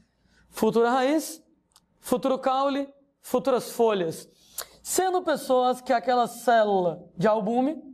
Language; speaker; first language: Portuguese; native; Portuguese